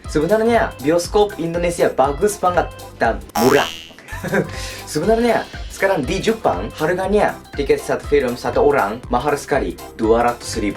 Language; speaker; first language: Indonesian; non-native, learner; Japanese